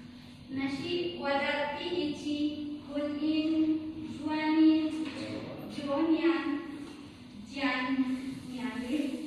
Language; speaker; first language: Chinese; non-native, learner; Bangla